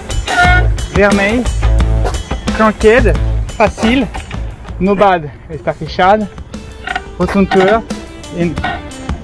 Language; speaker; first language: Portuguese; non-native, learner; French